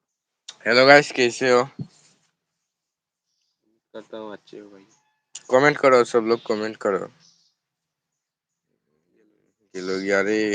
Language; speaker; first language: Hindi; non-native, local second language; Bangla